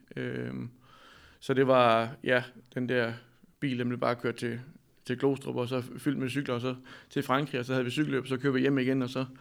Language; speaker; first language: Danish; native; Danish